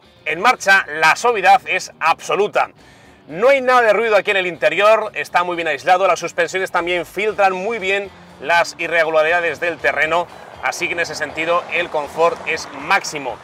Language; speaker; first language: Spanish; native; Spanish